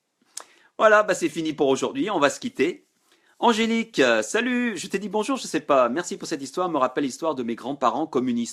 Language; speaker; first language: French; native; French